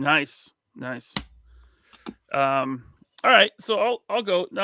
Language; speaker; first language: English; native; English